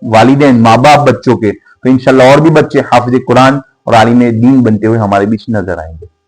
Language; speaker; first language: Urdu; non-native, local second language; Gujarati